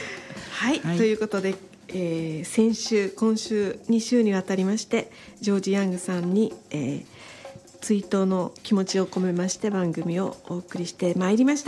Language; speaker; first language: Japanese; native; Japanese